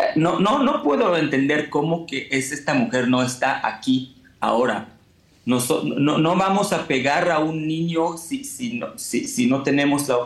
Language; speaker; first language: Spanish; non-native, fluent; Hebrew